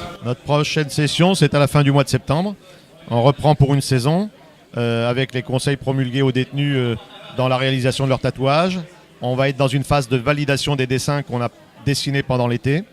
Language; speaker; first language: French; native; French